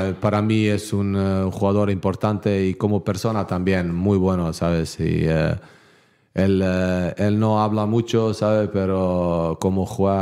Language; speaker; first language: Spanish; non-native, learner; Bosnian